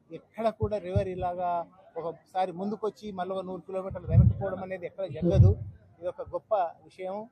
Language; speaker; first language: Telugu; native; Telugu